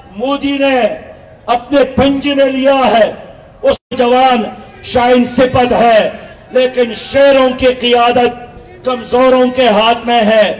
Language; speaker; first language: Urdu; non-native, local second language; Pashto